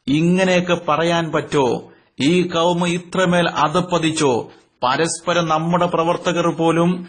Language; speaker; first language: Malayalam; native; Malayalam